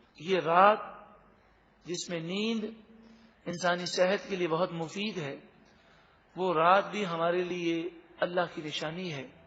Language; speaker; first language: Urdu; native; Urdu